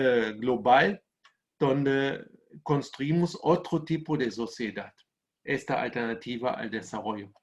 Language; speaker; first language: Spanish; non-native, fluent; German